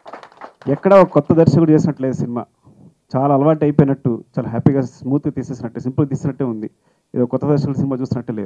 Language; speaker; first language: Telugu; native; Telugu